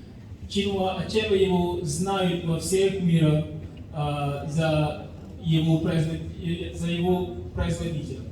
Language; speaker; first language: Russian; non-native, fluent; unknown